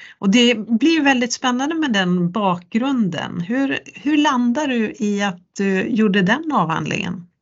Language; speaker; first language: Swedish; native; Swedish